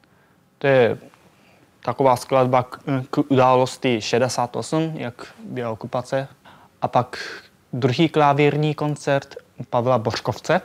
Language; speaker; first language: Czech; non-native, fluent; Japanese